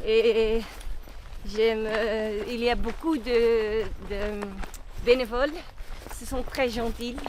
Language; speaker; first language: French; non-native, learner; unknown